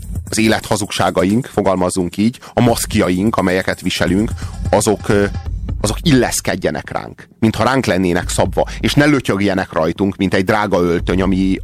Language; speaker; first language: Hungarian; native; Hungarian